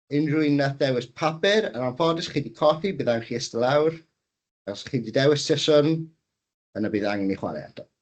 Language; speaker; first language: Welsh; native; Welsh